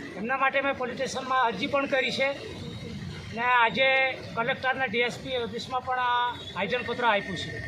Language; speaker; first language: Gujarati; non-native, local second language; Bhili